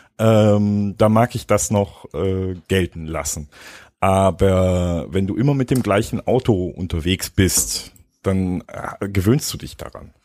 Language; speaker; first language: German; native; German